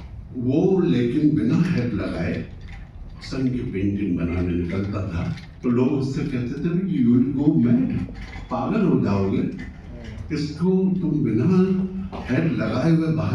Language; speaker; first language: Hindi; native; Hindi